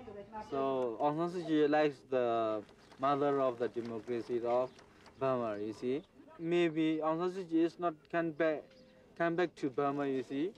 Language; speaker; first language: English; non-native, learner; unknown